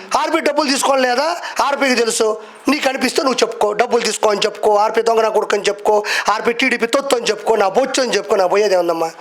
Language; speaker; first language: Telugu; native; Telugu